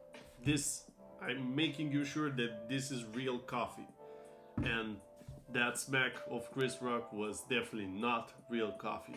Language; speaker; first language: English; non-native, fluent; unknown